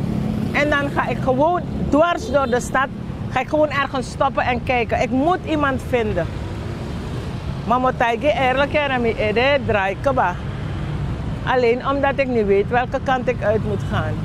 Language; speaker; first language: Dutch; non-native, local second language; Javanese